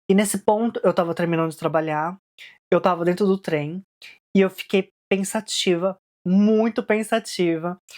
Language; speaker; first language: Portuguese; early bilingual, heritage; Portuguese